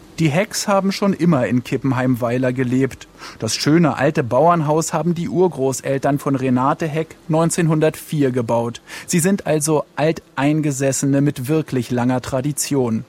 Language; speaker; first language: German; native; German